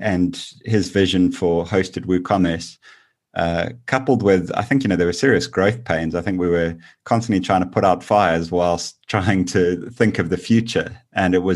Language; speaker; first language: English; native; English